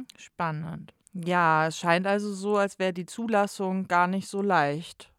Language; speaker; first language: German; native; German